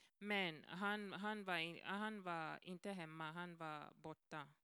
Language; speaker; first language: Swedish; non-native, learner; Swahili